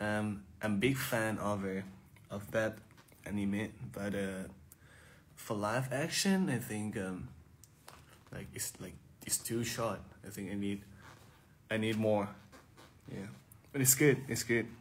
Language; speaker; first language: English; non-native, fluent; Thai